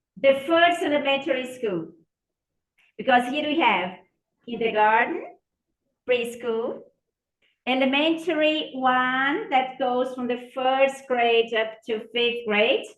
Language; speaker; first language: English; non-native, fluent; Portuguese